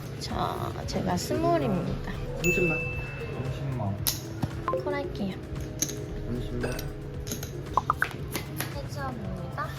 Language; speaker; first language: Korean; native; Korean